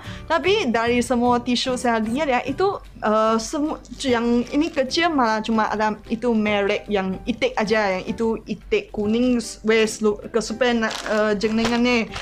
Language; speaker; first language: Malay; non-native, local second language; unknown